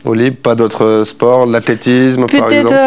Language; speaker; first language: French; native; French